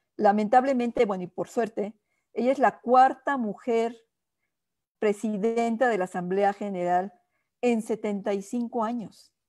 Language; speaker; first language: Spanish; native; Spanish